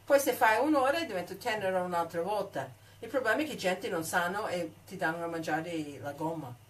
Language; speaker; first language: Italian; non-native, fluent; English